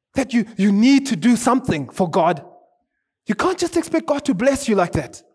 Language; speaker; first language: English; non-native, local second language; Shona